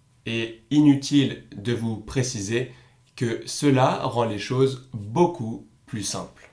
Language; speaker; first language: French; native; French